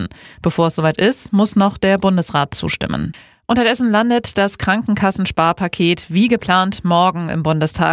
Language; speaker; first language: German; native; German